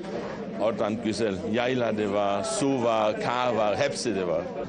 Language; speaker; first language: Turkish; non-native, learner; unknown